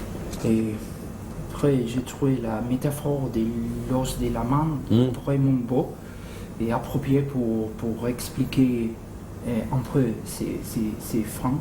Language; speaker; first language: French; non-native, fluent; Spanish